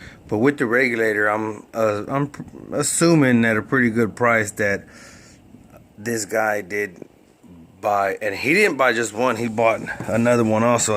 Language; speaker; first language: English; native; English